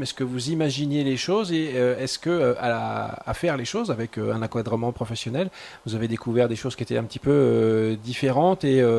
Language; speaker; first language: French; native; French